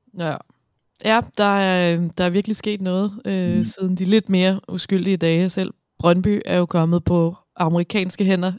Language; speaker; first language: Danish; native; Danish